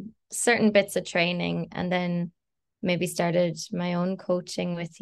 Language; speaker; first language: English; native; English